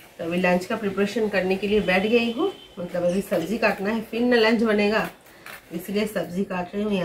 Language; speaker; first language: Hindi; non-native, local second language; Bangla